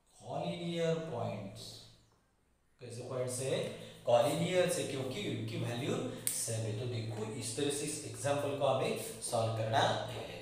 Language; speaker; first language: Hindi; non-native, local second language; Marathi